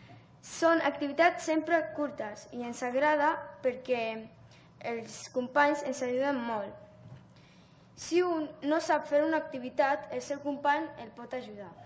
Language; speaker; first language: Catalan; early bilingual, other home language; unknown